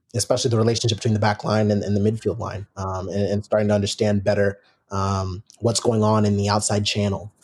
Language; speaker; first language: English; native; English